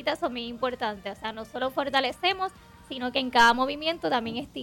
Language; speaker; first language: Spanish; native; Spanish